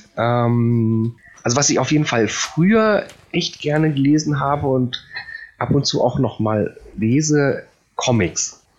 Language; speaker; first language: German; early bilingual, other home language; Polish